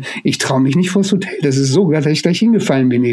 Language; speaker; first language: German; native; German